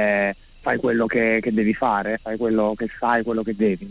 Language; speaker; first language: Italian; native; Italian